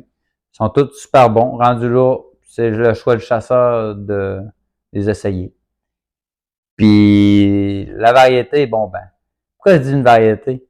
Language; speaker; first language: French; native; French